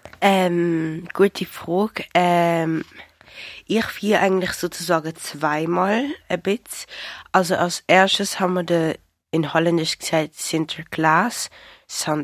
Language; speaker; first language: German; non-native, learner; Dutch